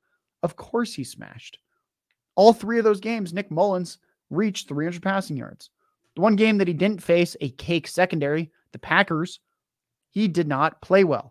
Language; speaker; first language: English; native; English